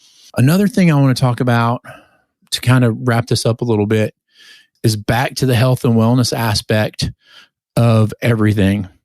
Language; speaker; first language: English; native; English